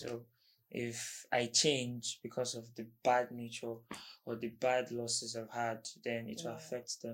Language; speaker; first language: English; non-native, local second language; Igbo